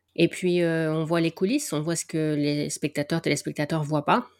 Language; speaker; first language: French; native; French